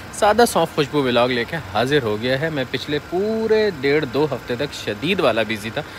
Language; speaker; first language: Hindi; native; Hindi